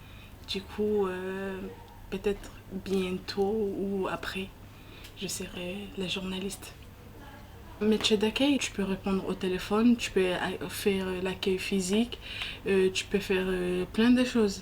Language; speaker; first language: French; non-native, learner; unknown